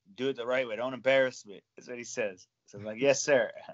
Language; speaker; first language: English; native; English